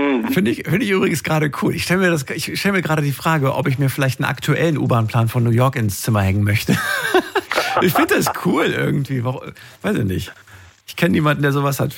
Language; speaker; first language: German; native; German